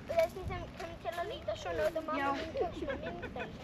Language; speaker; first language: Icelandic; early bilingual, heritage; Icelandic